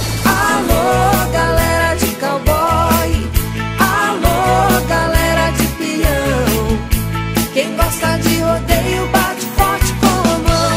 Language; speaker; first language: Portuguese; native; Portuguese